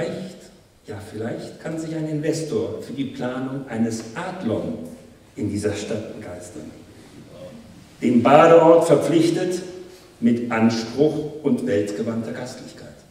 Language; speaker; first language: German; native; German